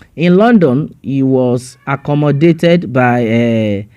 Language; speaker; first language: English; non-native, local second language; Yoruba